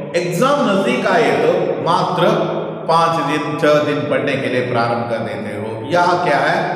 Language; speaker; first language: Hindi; non-native, local second language; Kannada